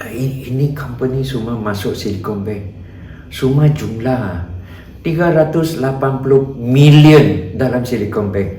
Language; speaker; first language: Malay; non-native, local second language; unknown